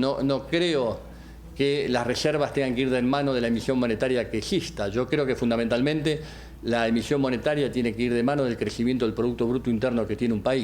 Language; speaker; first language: Spanish; native; Spanish